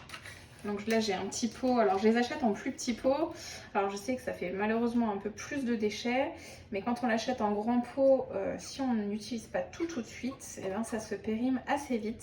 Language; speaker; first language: French; native; French